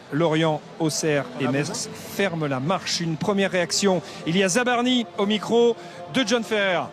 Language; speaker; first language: French; native; French